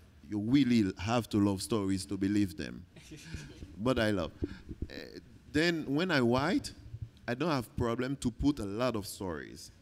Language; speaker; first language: English; non-native, learner; Haitian Creole